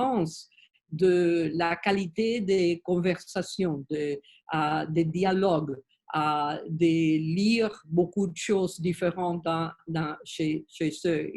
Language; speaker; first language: French; non-native, learner; Spanish